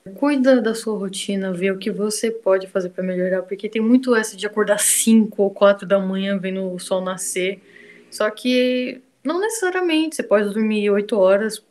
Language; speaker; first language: Portuguese; native; Portuguese